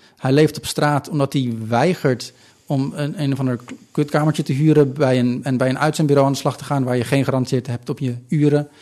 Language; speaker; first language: Dutch; native; Dutch